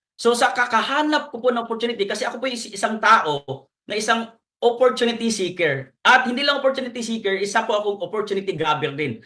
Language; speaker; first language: Filipino; non-native, local second language; Cebuano